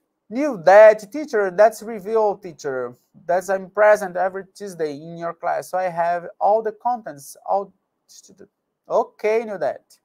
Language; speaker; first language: English; non-native, fluent; Portuguese